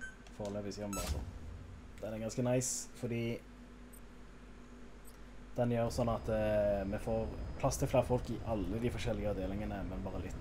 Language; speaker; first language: Norwegian; native; Norwegian